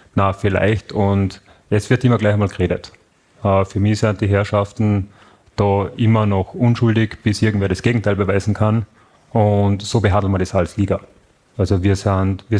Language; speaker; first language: German; native; German